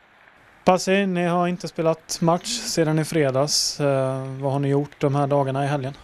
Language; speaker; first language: Swedish; native; Swedish